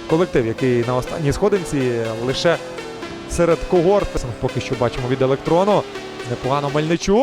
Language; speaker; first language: Ukrainian; native; Ukrainian